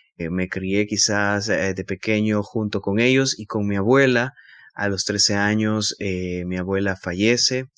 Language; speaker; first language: Spanish; native; Spanish